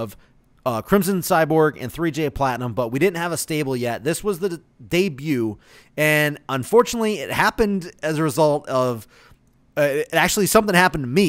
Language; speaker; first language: English; native; English